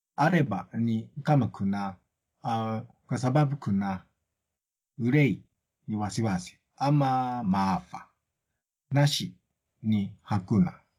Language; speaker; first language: Swahili; non-native, fluent; Japanese